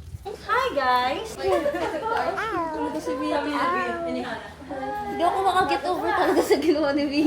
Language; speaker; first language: Filipino; native; Filipino